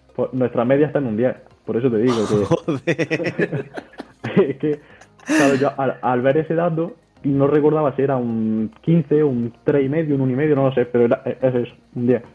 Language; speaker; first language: Spanish; native; Spanish